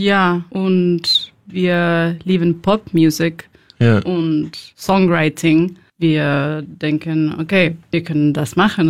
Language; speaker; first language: German; non-native, learner; Spanish